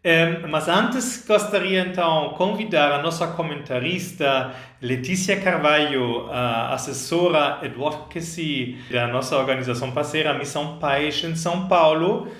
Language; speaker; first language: Portuguese; non-native, fluent; German